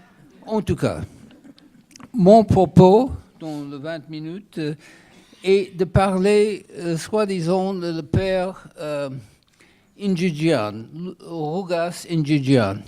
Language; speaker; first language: French; non-native, fluent; English